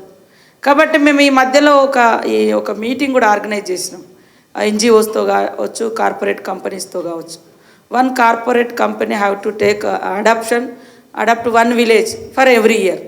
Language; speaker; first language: Telugu; native; Telugu